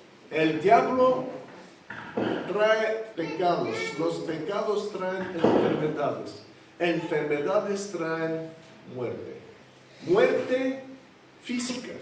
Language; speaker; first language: Spanish; non-native, fluent; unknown